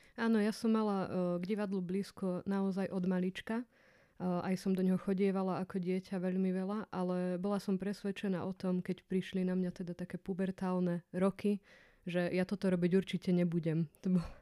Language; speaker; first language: Slovak; native; Slovak